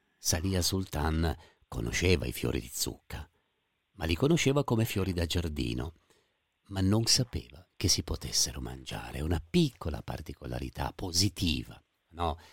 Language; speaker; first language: Italian; native; Italian